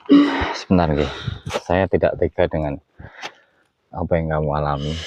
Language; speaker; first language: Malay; non-native, local second language; Javanese